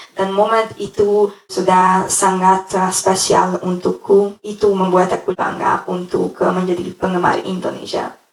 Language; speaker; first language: Indonesian; non-native, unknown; Hungarian